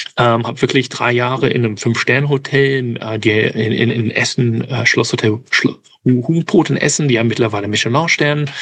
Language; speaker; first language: German; early bilingual, other home language; English